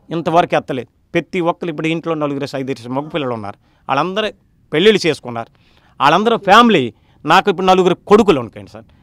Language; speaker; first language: Telugu; native; Telugu